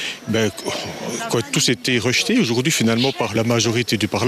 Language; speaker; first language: French; native; French